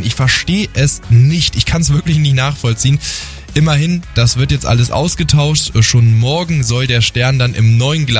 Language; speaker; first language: German; native; German